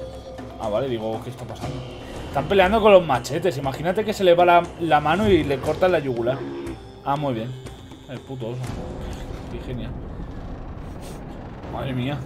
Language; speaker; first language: Spanish; native; Spanish